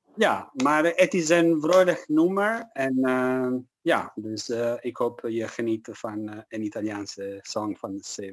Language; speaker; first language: Dutch; non-native, fluent; Italian